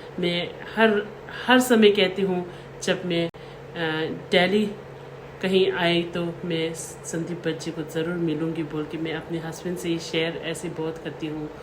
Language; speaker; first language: Hindi; non-native, local second language; Tibetan